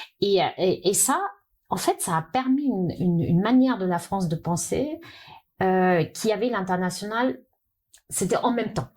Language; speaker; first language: French; non-native, fluent; German